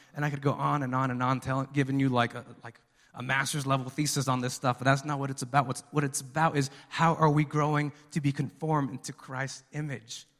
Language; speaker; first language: English; early bilingual, other home language; Spanish